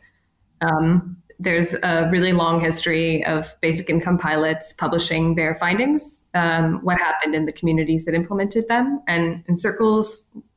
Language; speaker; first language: English; native; English